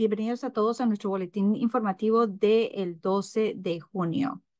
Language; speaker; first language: Spanish; early bilingual, heritage; English